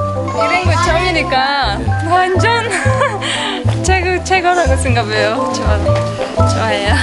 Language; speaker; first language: Korean; non-native, learner; Uzbek